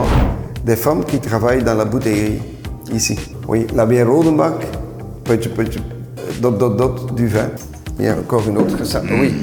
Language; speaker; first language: French; non-native, local second language; Dutch